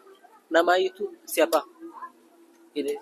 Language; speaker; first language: Indonesian; non-native, learner; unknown